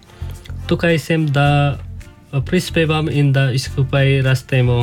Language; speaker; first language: Slovenian; non-native, learner; Nepali